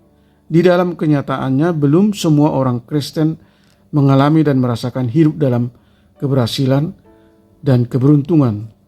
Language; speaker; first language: Indonesian; native; Indonesian